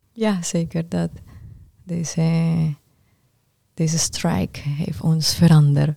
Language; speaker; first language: Dutch; non-native, learner; Spanish